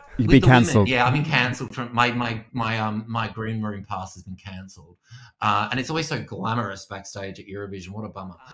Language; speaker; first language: English; native; English